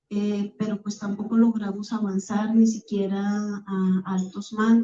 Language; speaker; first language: Spanish; native; Spanish